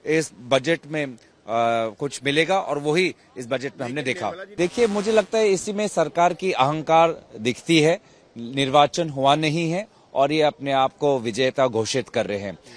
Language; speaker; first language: Hindi; non-native, local second language; Assamese